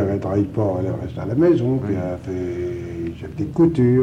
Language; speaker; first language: French; native; French